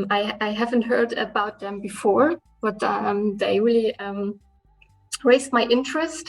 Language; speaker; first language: English; non-native, fluent; German